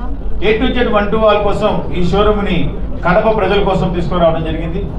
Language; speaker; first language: Telugu; native; Telugu